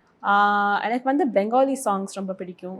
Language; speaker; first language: Tamil; early bilingual, heritage; Tamil